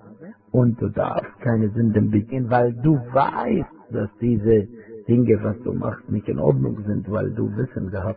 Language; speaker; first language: German; non-native, fluent; Arabic